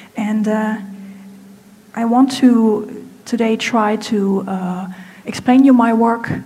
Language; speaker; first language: English; non-native, fluent; German